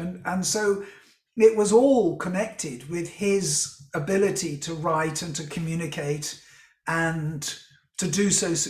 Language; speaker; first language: English; native; English